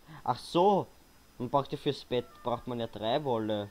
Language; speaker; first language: German; native; German